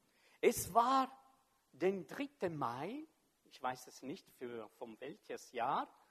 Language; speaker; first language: German; non-native, fluent; French